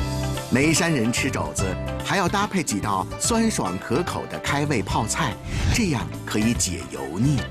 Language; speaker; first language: Chinese; native; Chinese